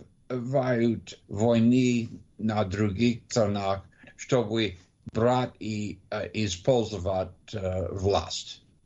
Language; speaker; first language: Russian; non-native, learner; English